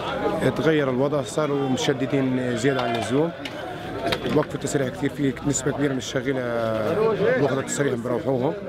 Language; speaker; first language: Arabic; native; Arabic